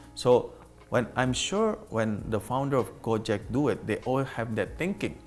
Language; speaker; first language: English; non-native, fluent; Indonesian